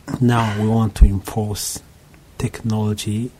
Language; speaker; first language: English; non-native, local second language; Kinyarwanda